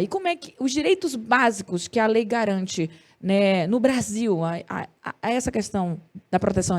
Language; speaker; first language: Portuguese; native; Portuguese